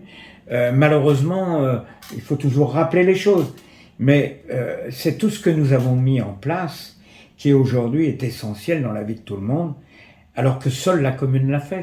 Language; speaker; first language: French; native; French